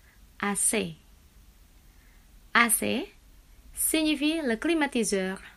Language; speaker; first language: French; non-native, fluent; Indonesian